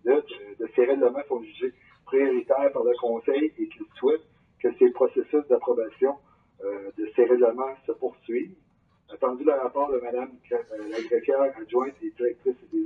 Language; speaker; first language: French; native; French